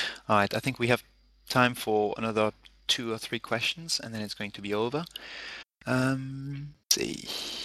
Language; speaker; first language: English; non-native, fluent; French